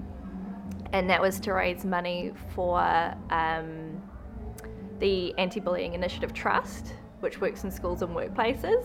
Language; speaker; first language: English; native; English